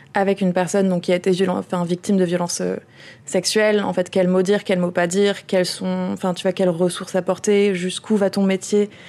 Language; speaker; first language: French; native; French